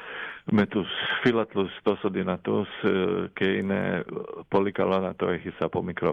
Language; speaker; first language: Greek; non-native, fluent; Croatian